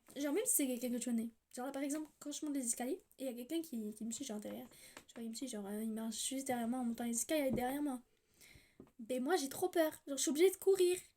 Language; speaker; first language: French; native; French